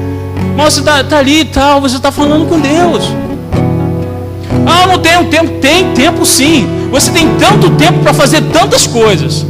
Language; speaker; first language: Portuguese; native; Portuguese